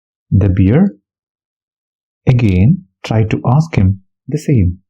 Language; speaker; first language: English; non-native, local second language; Malayalam